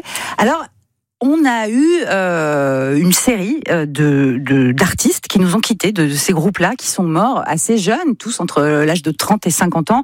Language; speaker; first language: French; native; French